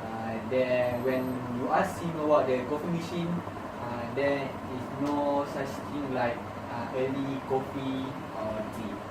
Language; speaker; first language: English; non-native, learner; Malay